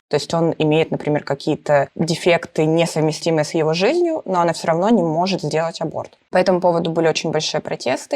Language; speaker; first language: Russian; native; Russian